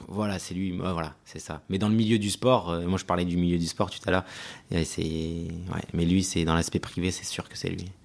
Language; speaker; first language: French; early bilingual, other home language; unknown